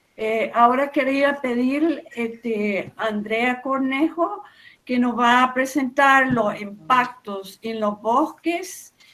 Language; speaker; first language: Spanish; non-native, fluent; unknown